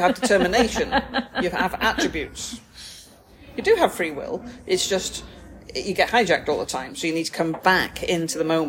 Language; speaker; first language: English; native; English